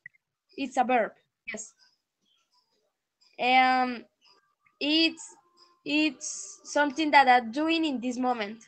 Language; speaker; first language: English; non-native, learner; Spanish